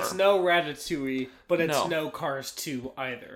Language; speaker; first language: English; native; English